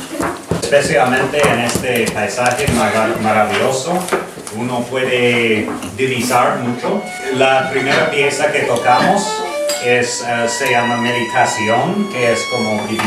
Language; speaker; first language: Spanish; non-native, fluent; English